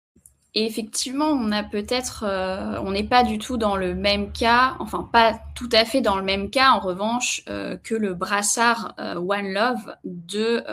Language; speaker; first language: French; native; French